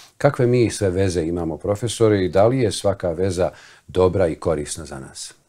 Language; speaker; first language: Bosnian; native; Bosnian